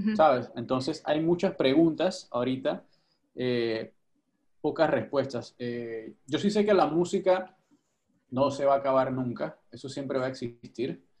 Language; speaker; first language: Spanish; native; Spanish